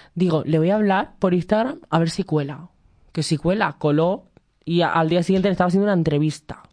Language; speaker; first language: Spanish; native; Spanish